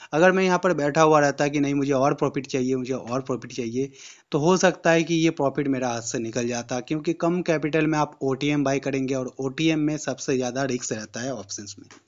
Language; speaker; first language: Hindi; native; Hindi